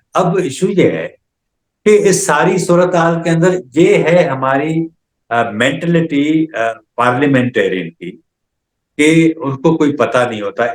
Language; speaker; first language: Urdu; non-native, local second language; Sindhi